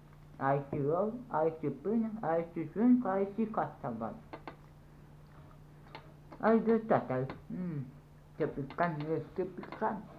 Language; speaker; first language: Romanian; non-native, learner; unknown